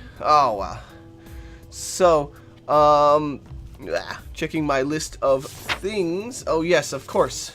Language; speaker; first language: English; native; English